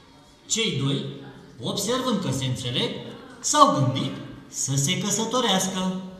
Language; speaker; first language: Romanian; native; Romanian